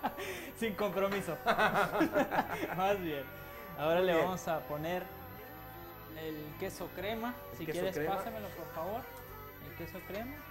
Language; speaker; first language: Spanish; native; Spanish